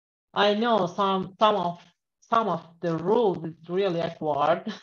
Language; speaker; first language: English; non-native, learner; Persian